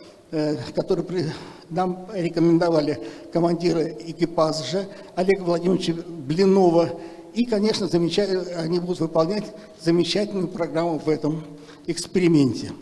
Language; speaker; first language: Russian; native; Russian